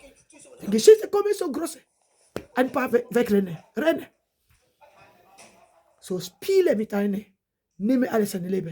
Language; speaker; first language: German; non-native, learner; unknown